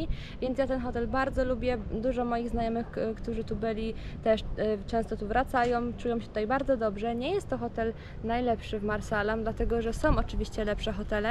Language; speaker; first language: Polish; native; Polish